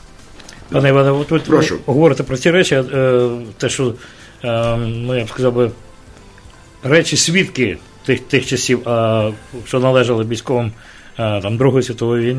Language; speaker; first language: Ukrainian; native; Ukrainian